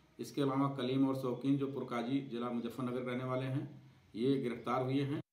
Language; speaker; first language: Hindi; native; Hindi